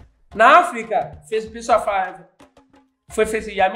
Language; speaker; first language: Portuguese; non-native, learner; Yoruba